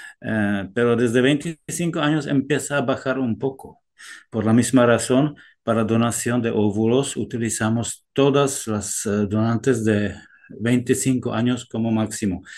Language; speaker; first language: Spanish; non-native, fluent; Czech